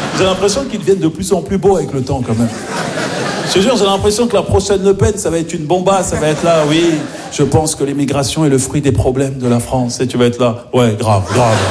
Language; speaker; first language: French; early bilingual, other home language; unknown